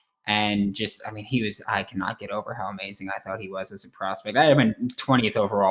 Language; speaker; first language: English; native; English